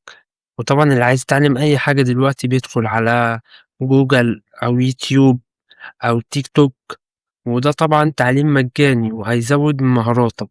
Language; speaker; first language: Arabic; native; Arabic